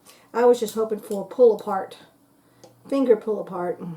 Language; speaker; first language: English; native; English